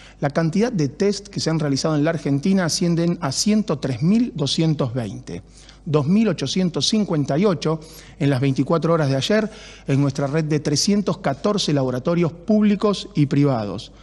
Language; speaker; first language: Spanish; native; Spanish